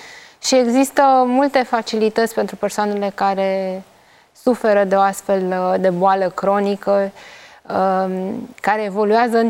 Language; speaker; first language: Romanian; native; Romanian